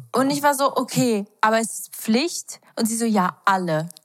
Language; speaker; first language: German; early bilingual, other home language; Portuguese